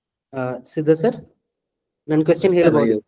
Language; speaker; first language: Kannada; non-native, local second language; Malayalam